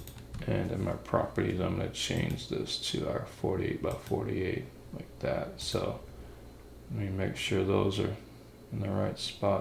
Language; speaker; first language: English; native; English